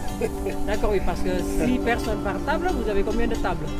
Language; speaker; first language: French; non-native, fluent; Indonesian